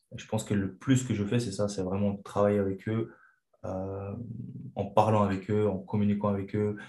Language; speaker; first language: French; non-native, fluent; Chechen